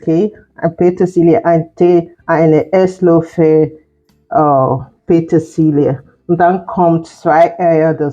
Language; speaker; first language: German; non-native, fluent; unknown